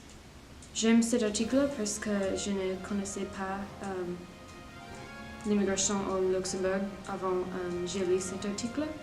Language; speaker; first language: French; non-native, learner; English